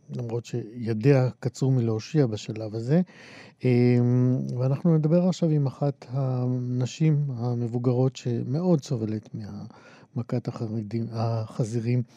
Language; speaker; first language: Hebrew; native; Hebrew